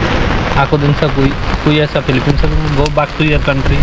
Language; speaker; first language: Filipino; non-native, learner; Hindi